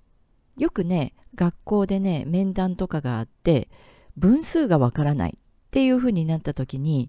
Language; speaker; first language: Japanese; native; Japanese